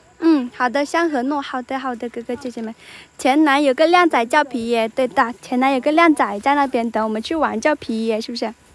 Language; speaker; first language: Chinese; non-native, local second language; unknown